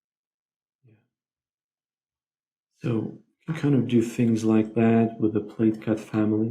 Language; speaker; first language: English; non-native, fluent; Lithuanian